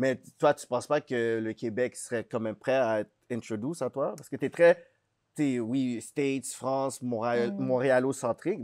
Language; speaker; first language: French; native; French